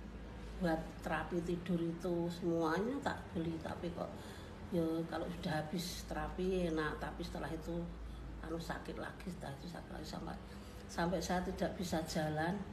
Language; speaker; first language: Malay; non-native, local second language; Javanese